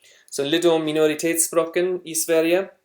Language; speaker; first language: Swedish; non-native, learner; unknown